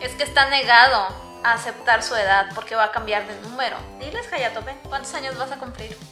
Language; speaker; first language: Spanish; native; Spanish